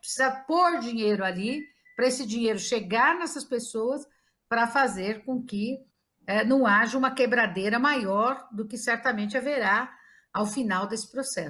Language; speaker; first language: Portuguese; native; Portuguese